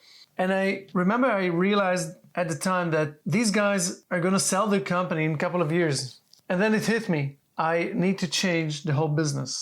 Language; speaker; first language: English; non-native, fluent; Hebrew